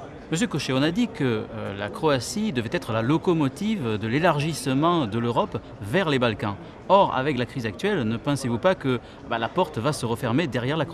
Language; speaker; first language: French; native; French